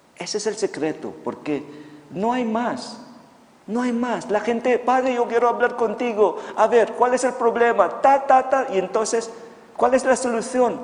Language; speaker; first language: Spanish; non-native, fluent; Filipino